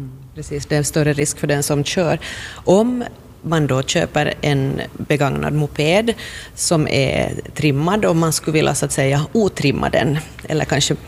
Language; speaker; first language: Swedish; native; Swedish